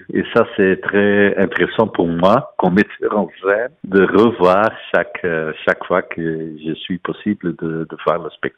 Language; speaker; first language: French; non-native, fluent; Dutch